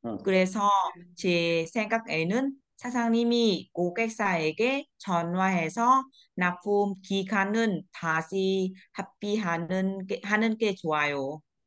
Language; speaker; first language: Korean; non-native, learner; Vietnamese